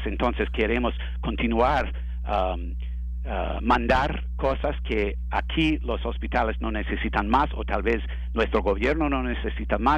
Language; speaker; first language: Spanish; non-native, learner; English